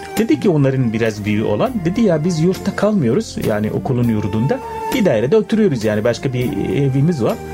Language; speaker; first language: Turkish; non-native, fluent; Arabic